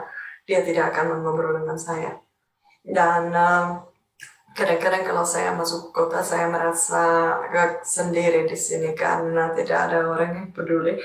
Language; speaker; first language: Indonesian; non-native, fluent; Czech